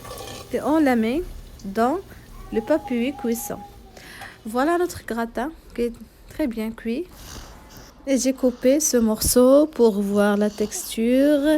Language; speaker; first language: French; non-native, local second language; Arabic